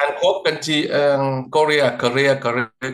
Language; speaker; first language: English; non-native, learner; Vietnamese